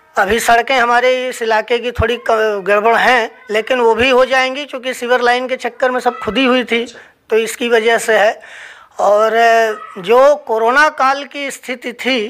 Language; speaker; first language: Hindi; native; Hindi